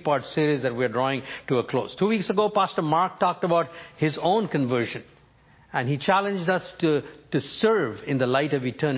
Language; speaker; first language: English; non-native, local second language; Tamil